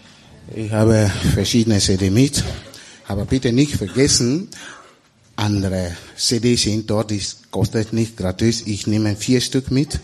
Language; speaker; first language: German; non-native, learner; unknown